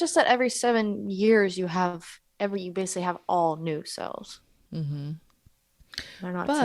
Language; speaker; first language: English; native; English